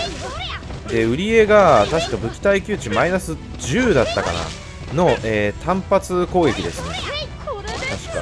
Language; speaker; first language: Japanese; native; Japanese